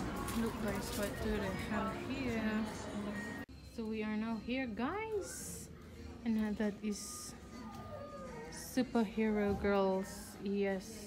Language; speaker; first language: English; non-native, local second language; Filipino